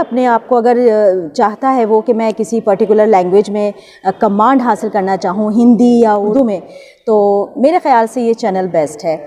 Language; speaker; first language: Hindi; native; Hindi